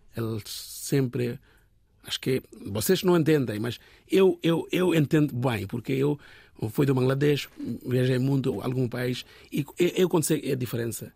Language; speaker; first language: Portuguese; non-native, learner; Bangla